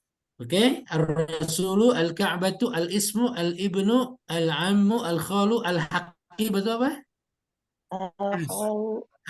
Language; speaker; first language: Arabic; non-native, fluent; Indonesian